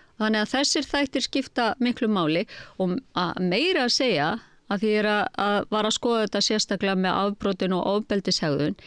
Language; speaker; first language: Icelandic; native; Icelandic